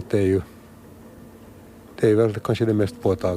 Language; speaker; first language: Swedish; native; Swedish